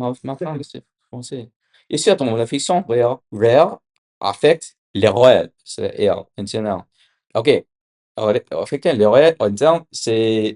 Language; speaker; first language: French; non-native, learner; English